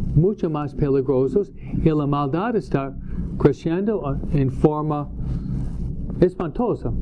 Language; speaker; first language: Spanish; non-native, fluent; English